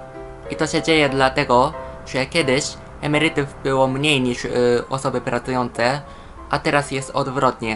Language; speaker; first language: Polish; non-native, fluent; Japanese